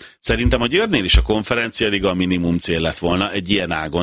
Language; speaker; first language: Hungarian; native; Hungarian